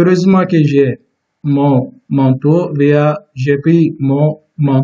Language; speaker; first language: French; non-native, fluent; Turkish